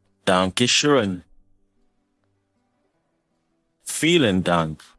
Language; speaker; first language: German; non-native, fluent; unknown